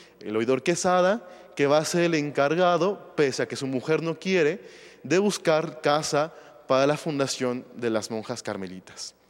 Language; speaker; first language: Spanish; native; Spanish